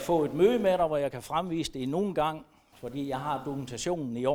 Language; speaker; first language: Danish; native; Danish